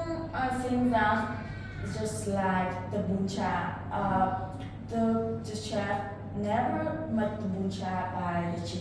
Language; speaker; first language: English; non-native, learner; Vietnamese